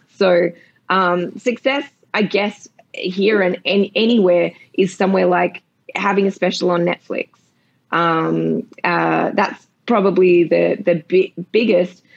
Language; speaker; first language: English; native; English